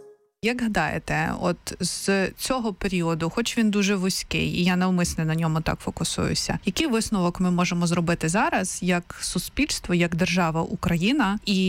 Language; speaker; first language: Ukrainian; native; Ukrainian